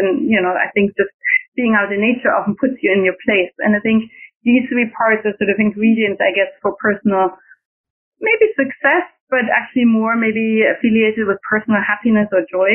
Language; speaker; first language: English; non-native, fluent; German